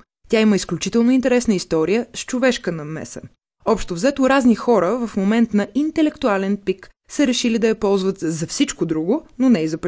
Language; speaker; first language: Bulgarian; native; Bulgarian